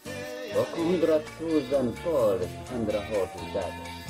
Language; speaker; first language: Swedish; non-native, learner; Tigrinya